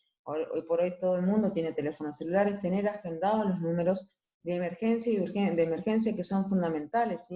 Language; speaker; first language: Spanish; native; Spanish